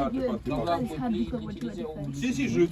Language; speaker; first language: French; native; French